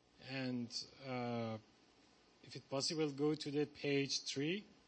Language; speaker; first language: English; non-native, learner; Persian